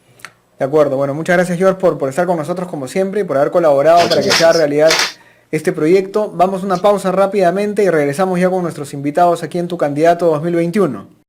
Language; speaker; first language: Spanish; native; Spanish